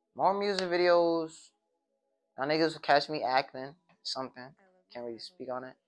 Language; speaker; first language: English; native; English